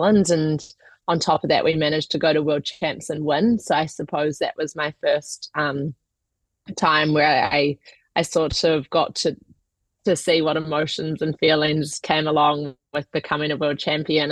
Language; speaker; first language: English; native; English